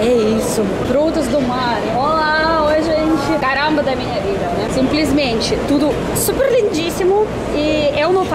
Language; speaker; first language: Portuguese; non-native, fluent; Russian